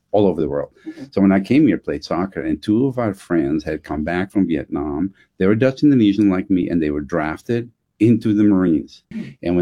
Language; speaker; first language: English; non-native, fluent; Dutch